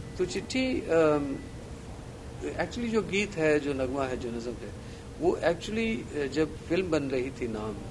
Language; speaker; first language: Hindi; non-native, local second language; Gujarati